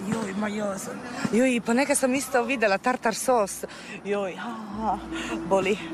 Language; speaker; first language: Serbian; non-native, fluent; Italian